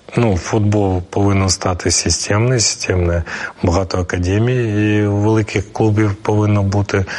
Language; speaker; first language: Ukrainian; non-native, local second language; Russian